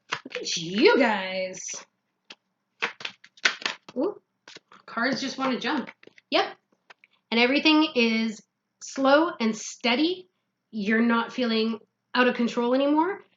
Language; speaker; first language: English; native; English